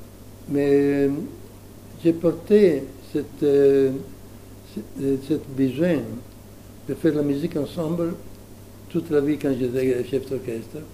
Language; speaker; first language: French; non-native, learner; Italian